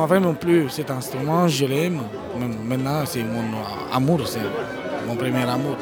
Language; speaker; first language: French; non-native, learner; Romanian